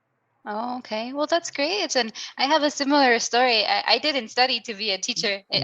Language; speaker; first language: English; non-native, fluent; Spanish